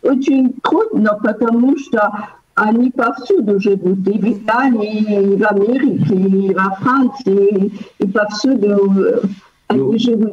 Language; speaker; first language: Russian; early bilingual, heritage; Russian